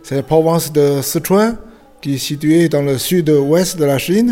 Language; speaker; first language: French; non-native, fluent; Chinese